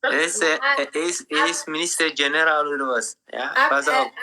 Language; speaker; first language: German; non-native, learner; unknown